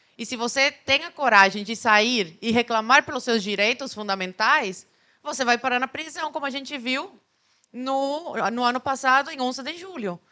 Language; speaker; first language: Portuguese; early bilingual, other home language; Spanish